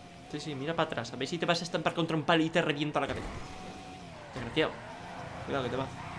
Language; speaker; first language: Spanish; native; Spanish